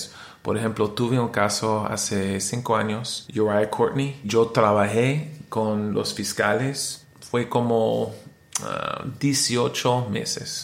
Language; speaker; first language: Spanish; non-native, learner; English